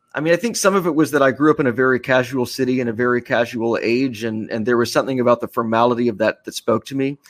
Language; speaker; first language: English; native; English